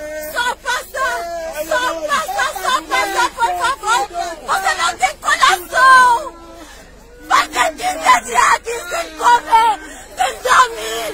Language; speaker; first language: Portuguese; non-native, learner; Haitian Creole